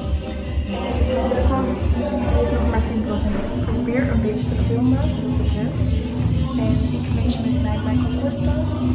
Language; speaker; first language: Dutch; early bilingual, other home language; Persian